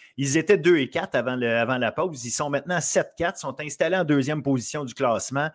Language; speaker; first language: French; native; French